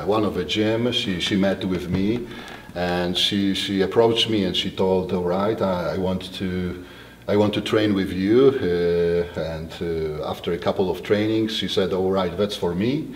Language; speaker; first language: English; non-native, fluent; Polish